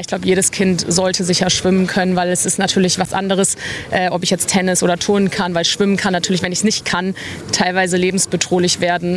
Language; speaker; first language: German; native; German